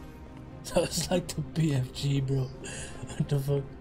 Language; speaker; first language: English; native; English